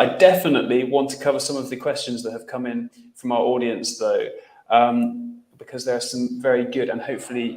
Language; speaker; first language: English; native; English